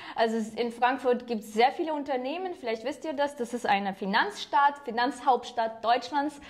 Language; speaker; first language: German; non-native, fluent; Ukrainian